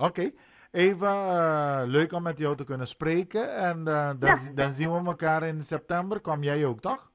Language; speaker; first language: Dutch; non-native, local second language; Papiamento